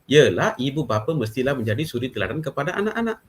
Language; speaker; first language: Malay; non-native, local second language; Tamil